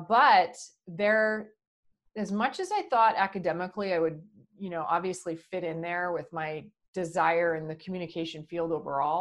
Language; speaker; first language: English; native; English